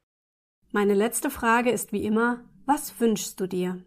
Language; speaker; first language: German; native; German